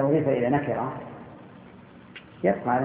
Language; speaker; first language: Arabic; native; Arabic